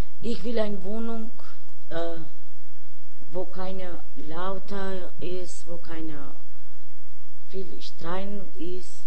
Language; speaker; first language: German; non-native, learner; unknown